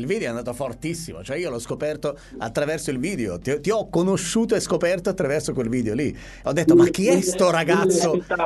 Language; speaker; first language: Italian; native; Italian